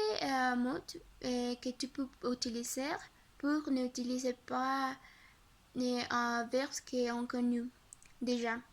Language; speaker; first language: French; non-native, learner; Spanish